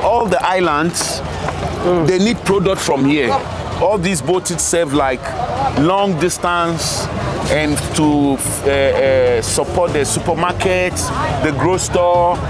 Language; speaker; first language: English; non-native, local second language; Akan